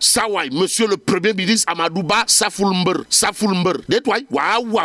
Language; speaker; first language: French; non-native, local second language; Wolof